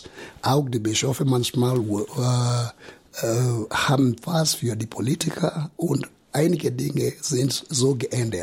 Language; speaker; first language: German; non-native, fluent; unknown